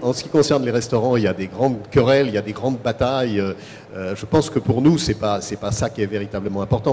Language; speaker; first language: French; native; French